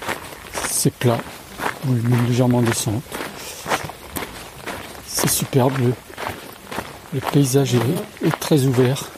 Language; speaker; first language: French; native; French